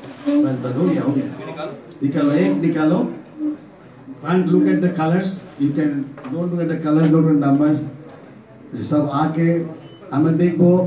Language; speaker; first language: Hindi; non-native, learner; Bangla